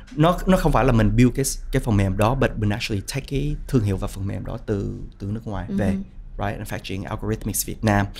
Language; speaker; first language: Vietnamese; early bilingual, heritage; Vietnamese